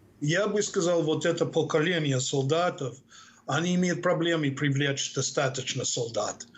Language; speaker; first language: Russian; non-native, fluent; English